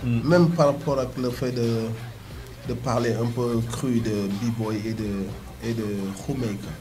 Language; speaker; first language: French; non-native, local second language; Wolof